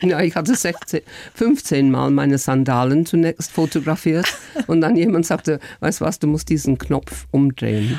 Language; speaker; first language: German; non-native, fluent; English